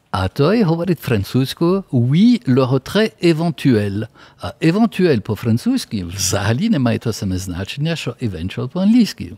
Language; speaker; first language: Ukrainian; early bilingual, heritage; Ukrainian